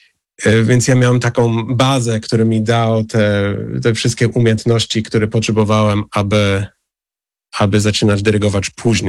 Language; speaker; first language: Polish; non-native, fluent; English